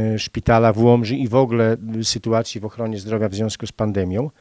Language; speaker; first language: Polish; native; Polish